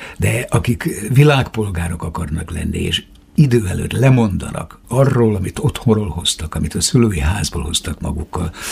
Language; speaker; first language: Hungarian; native; Hungarian